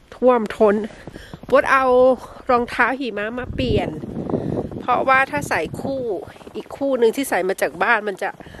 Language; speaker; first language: Thai; native; Thai